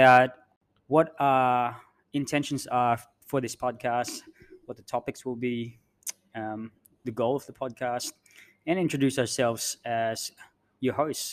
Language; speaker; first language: English; non-native, local second language; Filipino